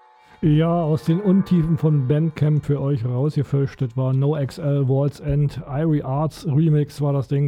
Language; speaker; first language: German; native; German